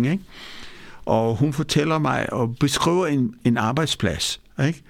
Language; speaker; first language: Danish; early bilingual, other home language; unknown